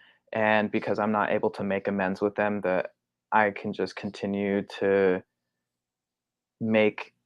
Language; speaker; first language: English; native; English